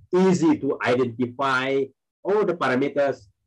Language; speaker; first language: English; non-native, local second language; Malay